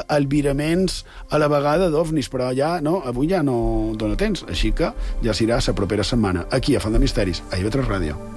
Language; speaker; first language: Catalan; native; Catalan